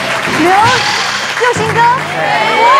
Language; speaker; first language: Chinese; native; Chinese